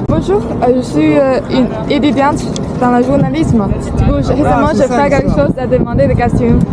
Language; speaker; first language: French; non-native, learner; Chinese